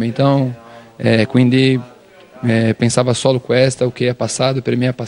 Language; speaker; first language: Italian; non-native, learner; Portuguese